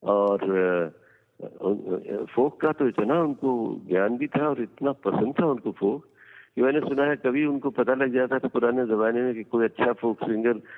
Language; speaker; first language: Hindi; non-native, local second language; Gujarati